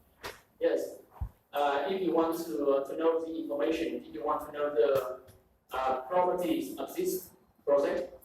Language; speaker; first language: English; non-native, fluent; Vietnamese